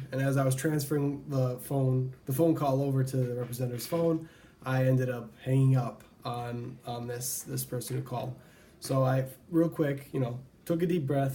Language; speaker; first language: English; native; English